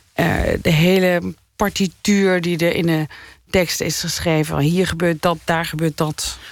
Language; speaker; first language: Dutch; native; Dutch